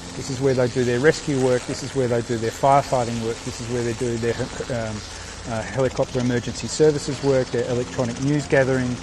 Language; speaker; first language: English; native; English